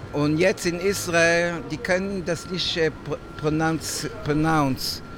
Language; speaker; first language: German; non-native, fluent; Hebrew